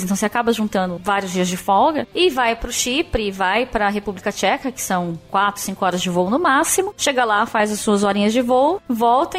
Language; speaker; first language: Portuguese; native; Portuguese